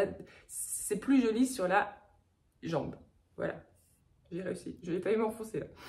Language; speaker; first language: French; native; French